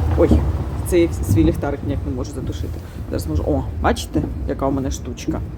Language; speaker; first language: Ukrainian; native; Ukrainian